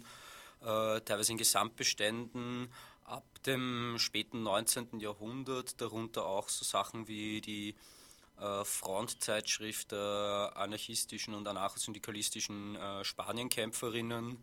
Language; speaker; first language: German; native; German